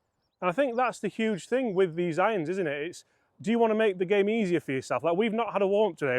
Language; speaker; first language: English; native; English